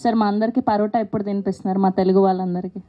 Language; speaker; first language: Telugu; native; Telugu